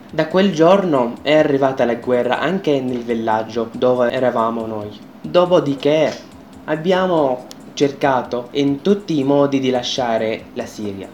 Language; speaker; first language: Italian; non-native, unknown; Arabic